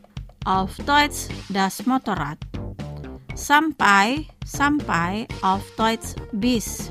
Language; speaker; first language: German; non-native, fluent; Indonesian